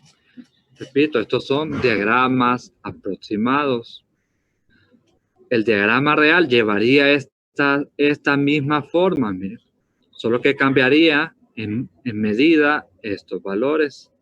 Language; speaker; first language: Spanish; native; Spanish